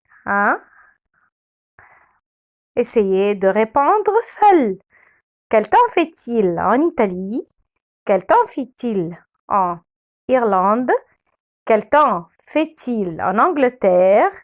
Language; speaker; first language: French; non-native, fluent; Arabic